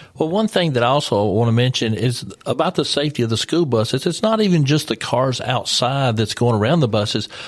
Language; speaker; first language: English; native; English